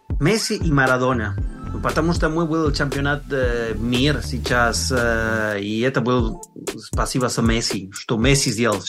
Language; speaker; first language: Russian; non-native, learner; Spanish